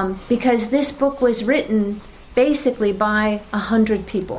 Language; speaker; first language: English; native; English